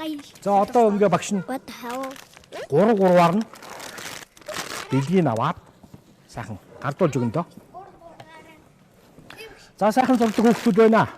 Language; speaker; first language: Mongolian; native; Mongolian